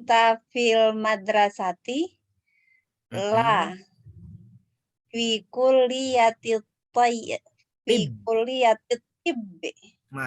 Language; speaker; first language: Arabic; non-native, learner; Indonesian